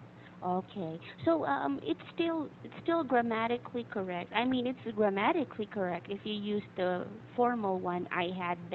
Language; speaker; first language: English; non-native, fluent; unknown